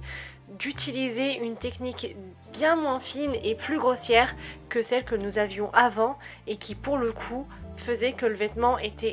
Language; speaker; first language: French; native; French